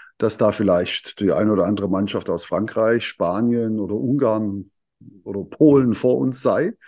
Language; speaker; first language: German; native; German